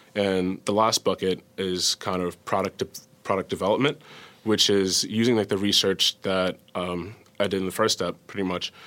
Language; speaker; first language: English; native; English